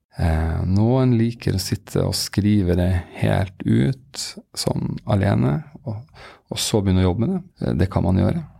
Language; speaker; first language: Norwegian; native; Norwegian